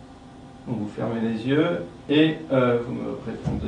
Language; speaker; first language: French; native; French